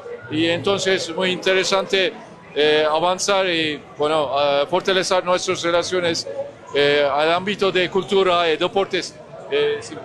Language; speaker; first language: Spanish; non-native, fluent; Turkish